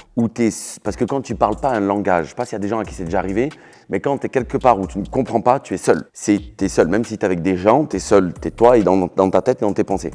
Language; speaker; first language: French; native; French